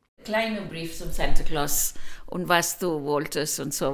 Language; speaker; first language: German; non-native, learner; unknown